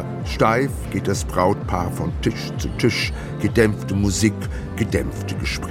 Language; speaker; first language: German; native; German